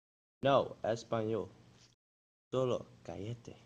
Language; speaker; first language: Spanish; non-native, learner; English